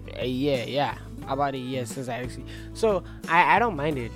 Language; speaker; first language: English; non-native, local second language; Tswana